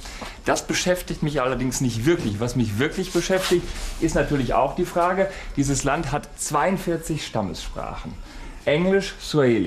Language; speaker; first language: German; native; German